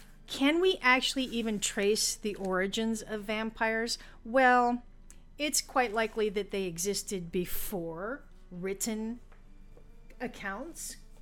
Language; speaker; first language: English; native; English